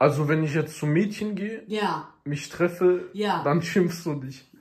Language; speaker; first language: German; early bilingual, other home language; Kurdish